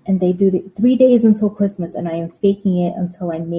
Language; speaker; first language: English; native; English